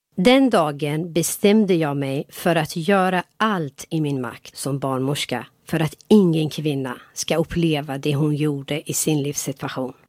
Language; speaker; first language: Swedish; non-native, fluent; Persian